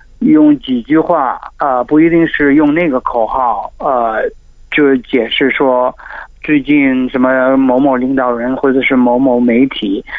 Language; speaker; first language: Chinese; non-native, fluent; Filipino